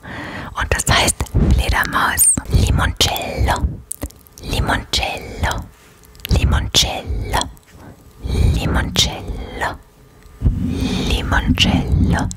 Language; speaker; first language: German; native; German